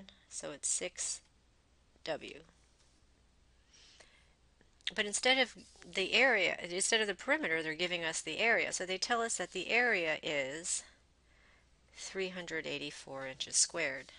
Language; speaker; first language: English; native; English